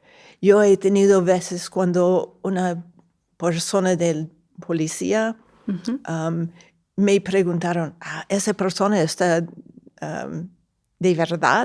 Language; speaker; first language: Spanish; non-native, fluent; English